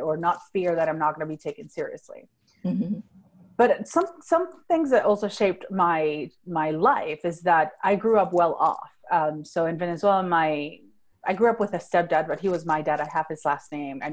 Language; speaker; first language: English; non-native, fluent; Spanish